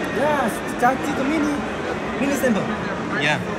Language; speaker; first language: English; non-native, learner; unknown